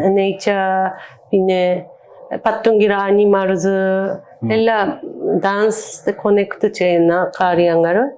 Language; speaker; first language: Malayalam; non-native, learner; Japanese